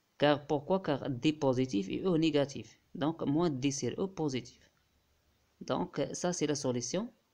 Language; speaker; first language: French; non-native, local second language; Arabic